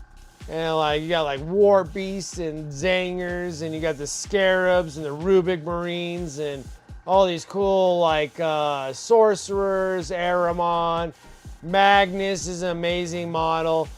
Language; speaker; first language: English; native; English